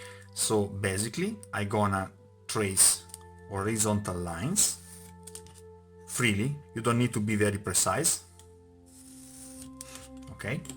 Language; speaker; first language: English; non-native, fluent; Italian